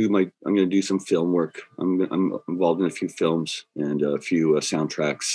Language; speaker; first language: English; native; English